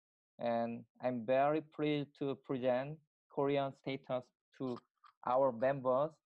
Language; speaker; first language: English; non-native, learner; Korean